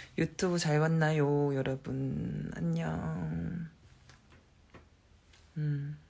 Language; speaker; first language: Korean; native; Korean